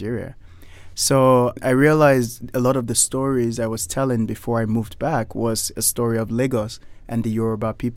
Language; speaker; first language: English; non-native, local second language; Yoruba